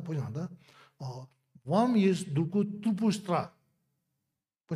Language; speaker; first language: Russian; non-native, learner; Tibetan